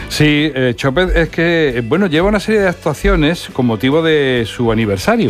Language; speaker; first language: Spanish; native; Spanish